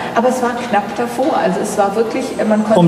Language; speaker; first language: German; native; German